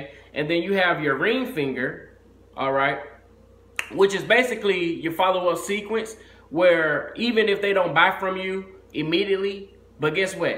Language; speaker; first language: English; native; English